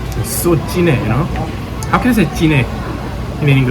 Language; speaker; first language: English; non-native, learner; Korean